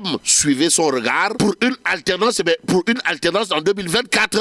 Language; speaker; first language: French; non-native, local second language; Wolof